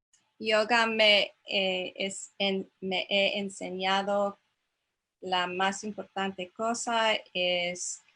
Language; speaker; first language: Spanish; non-native, fluent; English